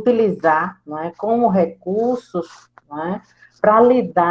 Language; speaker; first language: Portuguese; native; Portuguese